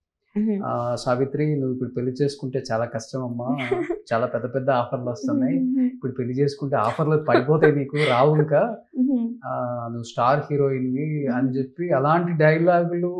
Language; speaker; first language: Telugu; native; Telugu